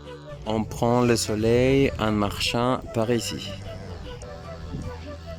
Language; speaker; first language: French; non-native, fluent; Spanish